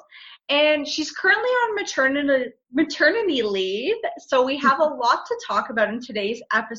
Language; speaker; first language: English; native; English